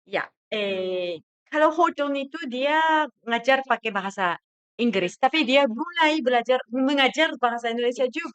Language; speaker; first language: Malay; non-native, fluent; Japanese